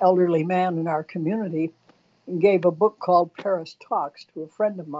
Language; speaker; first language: English; native; English